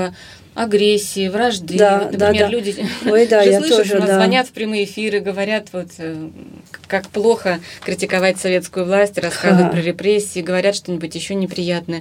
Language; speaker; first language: Russian; native; Russian